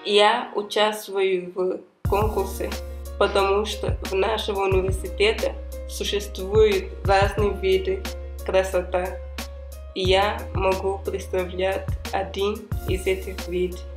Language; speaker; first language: Russian; non-native, fluent; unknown